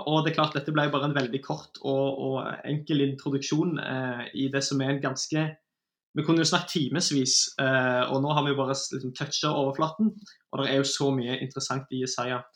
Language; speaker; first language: Norwegian; native; Norwegian